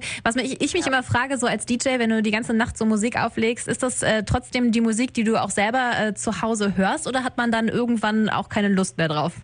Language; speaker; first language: German; native; German